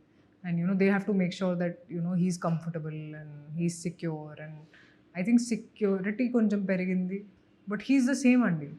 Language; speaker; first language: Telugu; non-native, fluent; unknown